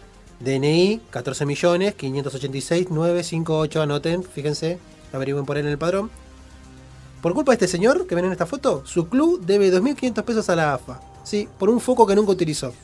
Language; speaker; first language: Spanish; native; Spanish